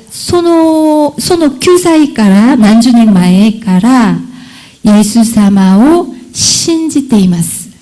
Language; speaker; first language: Japanese; non-native, learner; Korean